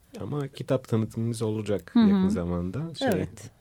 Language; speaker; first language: Turkish; non-native, fluent; Greek